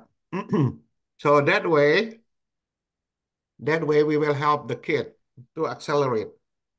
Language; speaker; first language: English; non-native, local second language; Indonesian